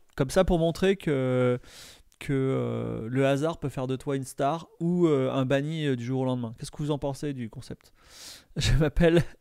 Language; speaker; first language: French; native; French